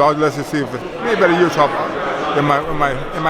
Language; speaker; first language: English; native; English